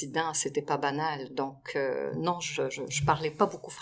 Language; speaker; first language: French; non-native, fluent; Russian